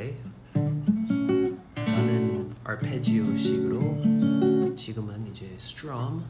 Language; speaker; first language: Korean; non-native, fluent; English